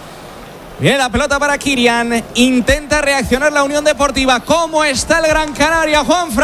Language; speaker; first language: Spanish; native; Spanish